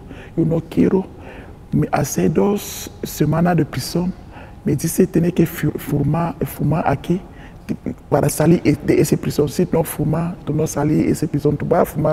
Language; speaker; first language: Spanish; non-native, learner; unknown